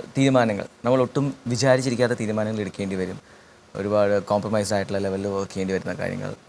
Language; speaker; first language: Malayalam; native; Malayalam